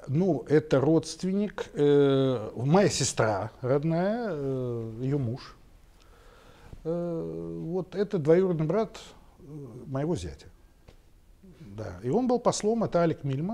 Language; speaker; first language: Russian; native; Russian